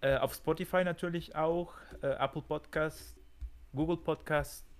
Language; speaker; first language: German; non-native, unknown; Spanish